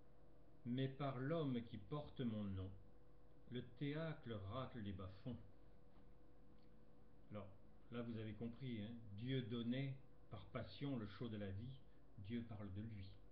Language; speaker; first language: French; native; French